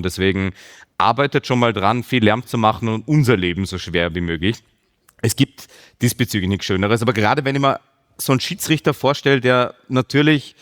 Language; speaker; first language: German; native; German